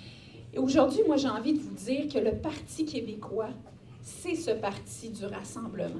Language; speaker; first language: French; native; French